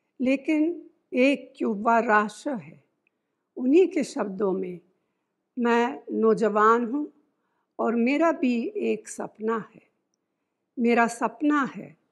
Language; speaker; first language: Hindi; non-native, fluent; Italian